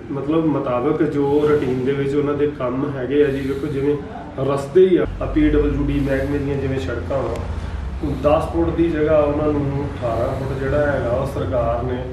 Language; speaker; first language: Punjabi; native; Punjabi